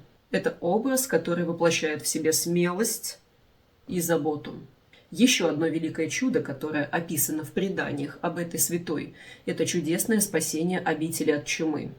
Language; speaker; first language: Russian; native; Russian